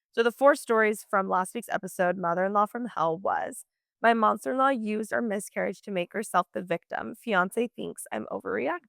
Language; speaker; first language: English; native; English